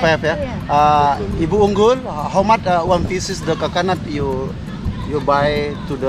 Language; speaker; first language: English; non-native, learner; Indonesian